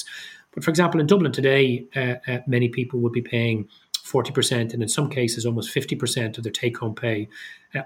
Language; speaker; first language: English; native; English